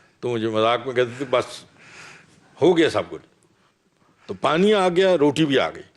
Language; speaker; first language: Urdu; non-native, local second language; Punjabi